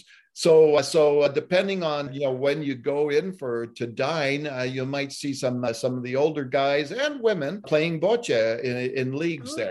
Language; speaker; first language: English; early bilingual, other home language; Italian